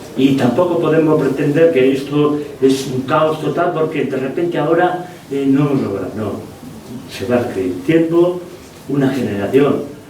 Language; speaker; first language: Spanish; non-native, local second language; Basque